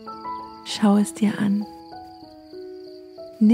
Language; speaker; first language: German; native; German